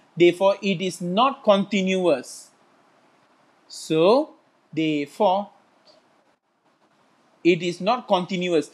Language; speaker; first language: English; non-native, local second language; Malay